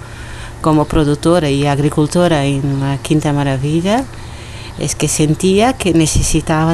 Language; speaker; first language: Spanish; non-native, learner; Portuguese